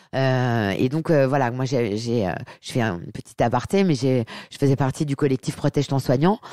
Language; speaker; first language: French; native; French